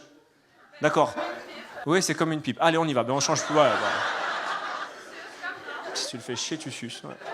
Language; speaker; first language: French; native; French